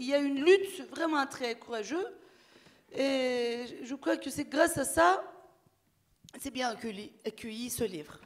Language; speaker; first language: French; non-native, fluent; Turkish